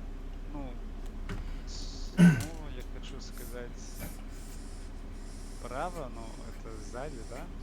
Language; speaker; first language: Russian; non-native, learner; English